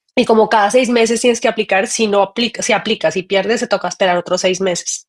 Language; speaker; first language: Spanish; native; Spanish